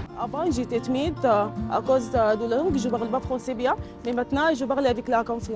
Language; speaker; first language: French; non-native, learner; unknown